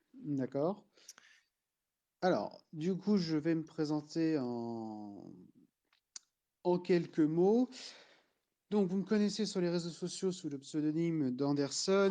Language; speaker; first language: French; native; French